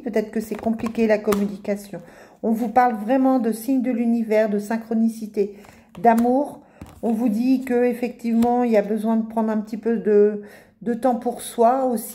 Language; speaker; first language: French; native; French